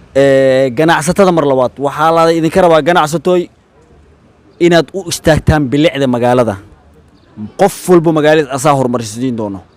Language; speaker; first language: Somali; native; Somali